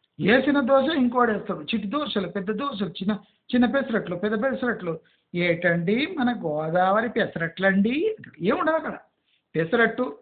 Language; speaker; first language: Telugu; native; Telugu